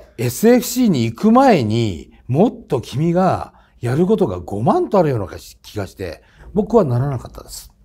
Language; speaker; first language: Japanese; native; Japanese